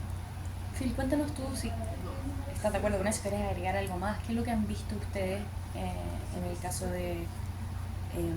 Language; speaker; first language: Spanish; native; Spanish